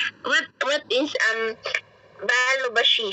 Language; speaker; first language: English; non-native, local second language; Filipino